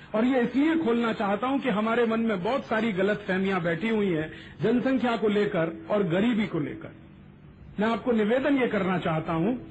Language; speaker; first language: Hindi; native; Hindi